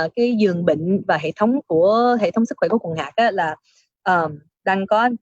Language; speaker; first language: Vietnamese; early bilingual, heritage; Vietnamese